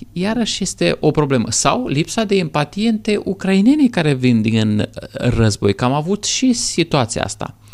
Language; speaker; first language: Romanian; native; Romanian